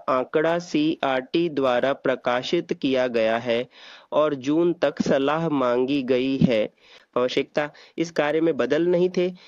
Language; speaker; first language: Hindi; non-native, local second language; Marathi